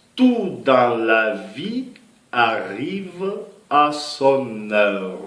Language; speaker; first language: French; non-native, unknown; Portuguese